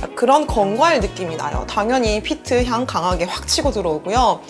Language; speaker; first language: Korean; native; Korean